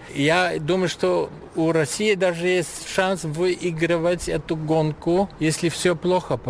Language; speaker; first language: Russian; non-native, fluent; German